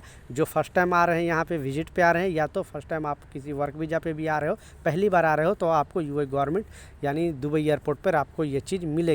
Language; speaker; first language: Hindi; native; Hindi